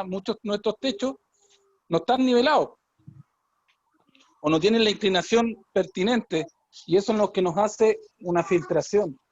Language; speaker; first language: Spanish; native; Spanish